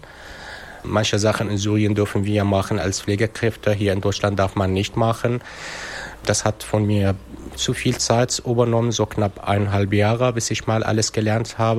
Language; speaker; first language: German; non-native, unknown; Arabic